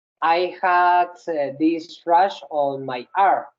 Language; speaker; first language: English; non-native, learner; Spanish